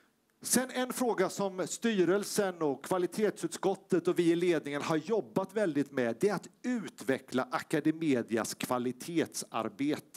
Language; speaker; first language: Swedish; native; Swedish